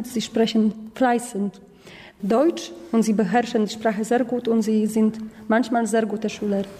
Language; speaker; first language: German; non-native, fluent; Polish